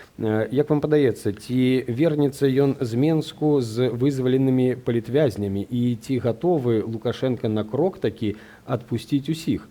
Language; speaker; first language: Belarusian; non-native, local second language; Russian